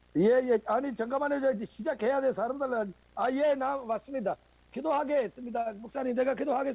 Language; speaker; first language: Korean; non-native, learner; Urdu